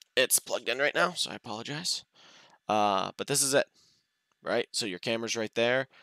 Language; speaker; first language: English; native; English